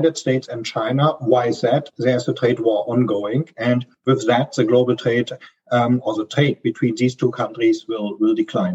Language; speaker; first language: English; non-native, fluent; German